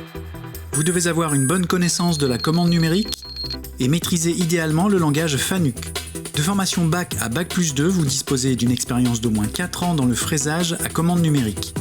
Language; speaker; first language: French; native; French